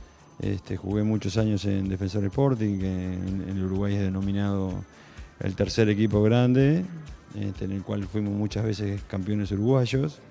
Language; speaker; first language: Portuguese; non-native, learner; Spanish